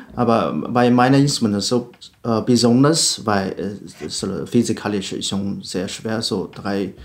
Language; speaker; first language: German; non-native, learner; Chinese